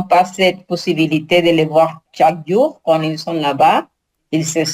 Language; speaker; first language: French; non-native, learner; Spanish